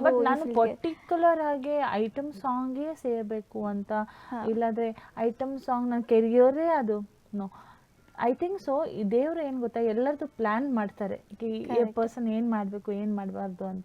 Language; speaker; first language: Kannada; non-native, learner; Hindi